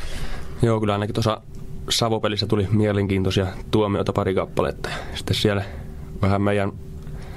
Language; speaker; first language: Finnish; native; Finnish